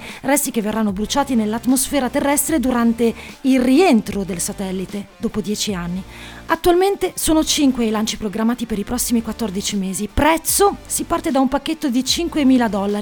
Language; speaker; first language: Italian; native; Italian